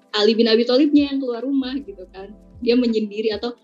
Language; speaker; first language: Indonesian; native; Indonesian